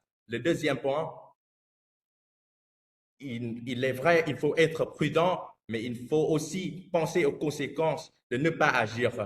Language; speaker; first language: French; non-native, fluent; Vietnamese